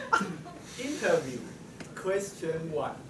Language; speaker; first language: English; non-native, learner; Chinese